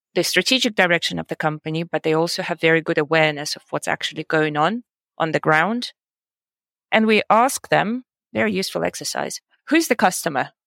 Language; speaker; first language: English; non-native, fluent; Russian